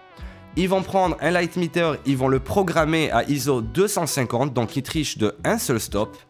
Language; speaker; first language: French; native; French